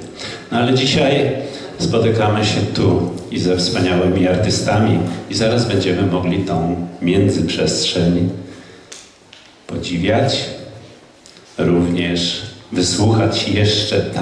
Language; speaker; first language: Polish; native; Polish